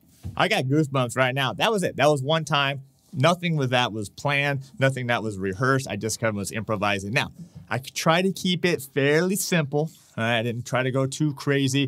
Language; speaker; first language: English; native; English